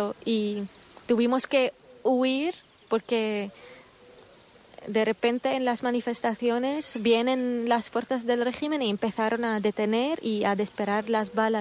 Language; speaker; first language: Spanish; non-native, fluent; Arabic